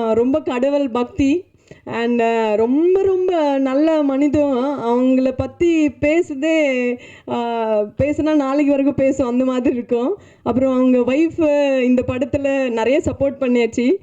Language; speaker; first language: Tamil; non-native, learner; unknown